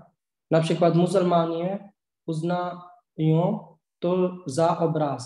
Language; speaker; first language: Polish; non-native, learner; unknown